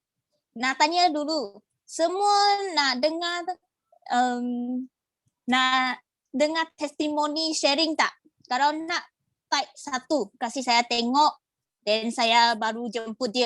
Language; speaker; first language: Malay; non-native, local second language; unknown